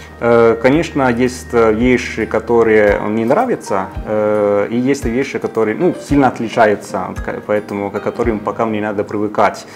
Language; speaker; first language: Russian; non-native, fluent; Italian